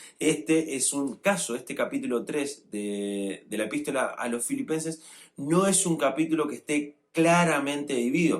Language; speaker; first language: Spanish; native; Spanish